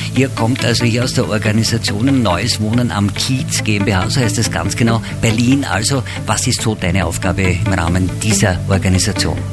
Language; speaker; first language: German; native; German